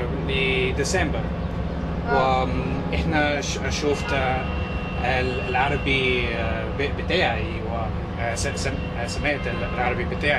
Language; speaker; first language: Arabic; non-native, learner; English